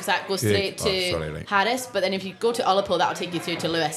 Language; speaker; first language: English; non-native, local second language; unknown